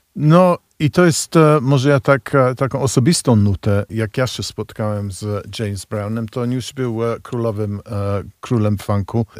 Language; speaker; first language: Polish; non-native, fluent; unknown